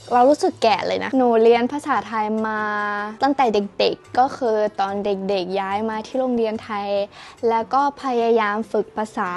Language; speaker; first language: Thai; early bilingual, other home language; Russian